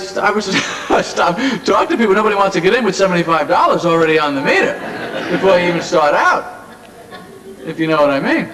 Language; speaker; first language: English; native; English